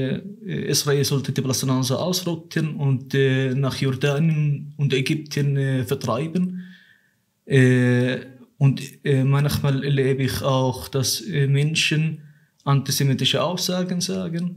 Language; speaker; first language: German; non-native, fluent; Arabic